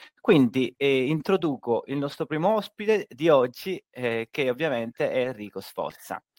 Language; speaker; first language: Italian; native; Italian